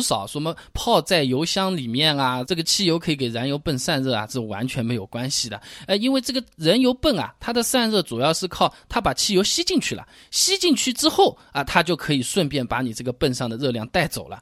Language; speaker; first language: Chinese; native; Chinese